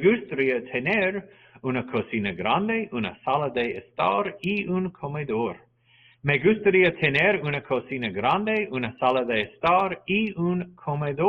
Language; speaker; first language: Spanish; non-native, fluent; English